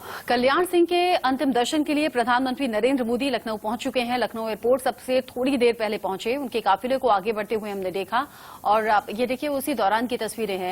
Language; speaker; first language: Hindi; native; Hindi